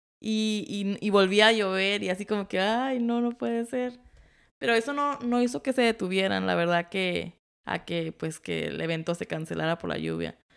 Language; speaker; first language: Spanish; early bilingual, heritage; Spanish